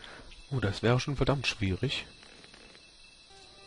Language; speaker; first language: German; native; German